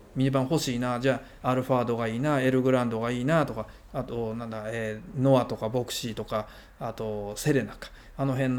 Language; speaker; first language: Japanese; native; Japanese